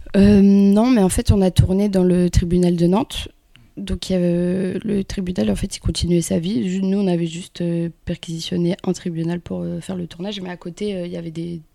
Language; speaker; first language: French; early bilingual, other home language; Kabyle